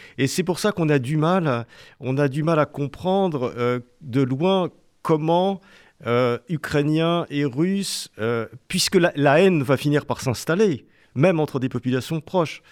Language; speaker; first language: French; native; French